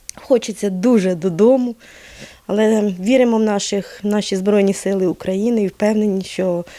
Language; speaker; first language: Ukrainian; native; Ukrainian